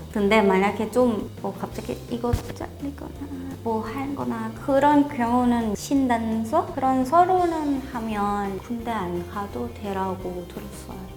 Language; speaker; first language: Korean; non-native, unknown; Thai